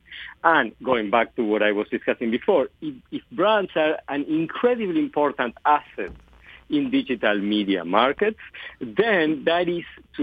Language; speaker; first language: English; non-native, fluent; Spanish